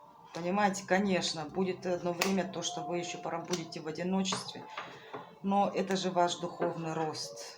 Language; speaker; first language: Russian; native; Russian